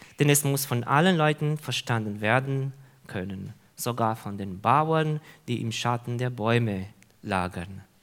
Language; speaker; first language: German; non-native, fluent; Hungarian